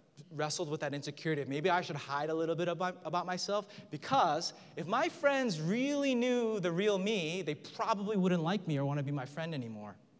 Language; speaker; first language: English; early bilingual, other home language; Korean